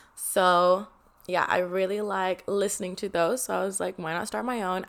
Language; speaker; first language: English; non-native, fluent; Indonesian